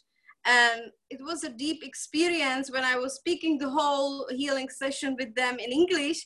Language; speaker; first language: English; non-native, fluent; Czech